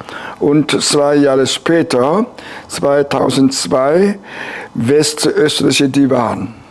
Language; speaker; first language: German; non-native, fluent; Korean